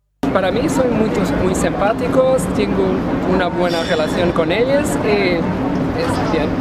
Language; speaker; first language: Spanish; non-native, learner; Portuguese